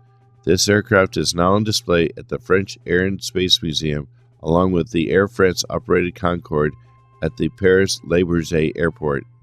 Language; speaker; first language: English; native; English